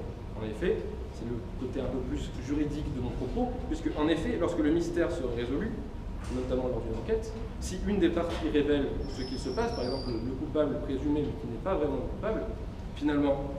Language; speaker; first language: French; native; French